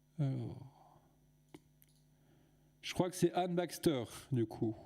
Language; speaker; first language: French; native; French